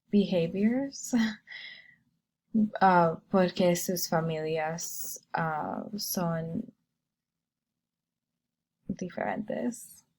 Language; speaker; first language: Spanish; non-native, learner; English